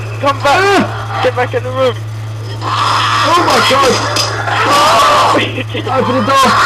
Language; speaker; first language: English; native; English